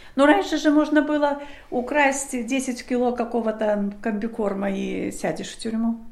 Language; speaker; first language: Russian; non-native, local second language; Polish